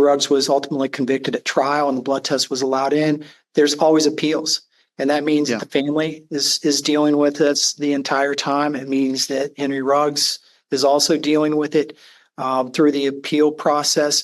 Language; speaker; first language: English; native; English